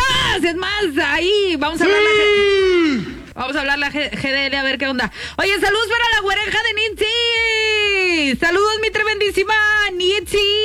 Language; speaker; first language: Spanish; native; Spanish